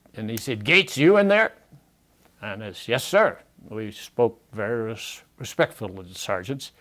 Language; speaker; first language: English; native; English